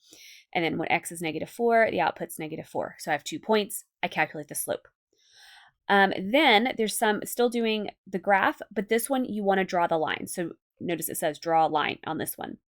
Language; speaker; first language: English; native; English